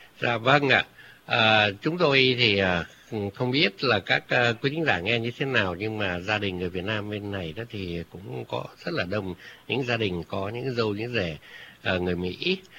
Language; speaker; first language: Vietnamese; native; Vietnamese